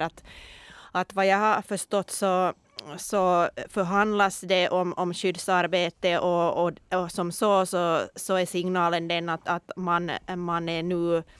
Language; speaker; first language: Swedish; non-native, local second language; Finnish